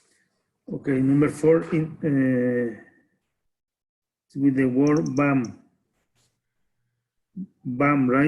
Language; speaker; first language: English; non-native, learner; Spanish